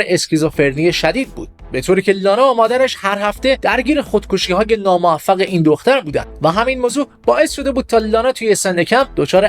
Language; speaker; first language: Persian; native; Persian